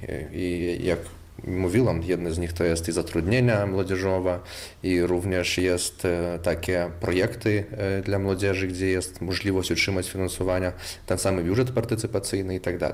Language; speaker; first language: Polish; non-native, local second language; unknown